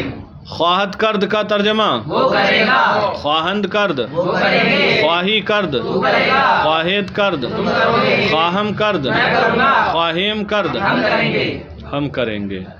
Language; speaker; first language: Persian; non-native, fluent; Urdu